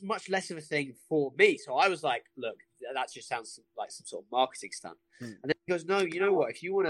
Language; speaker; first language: English; native; English